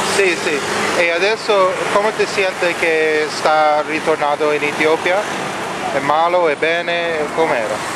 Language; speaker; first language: Italian; non-native, learner; English